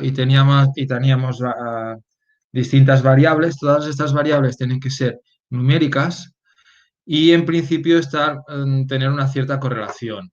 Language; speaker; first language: Spanish; native; Spanish